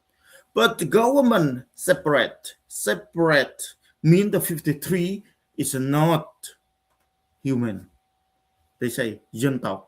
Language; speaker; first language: English; non-native, learner; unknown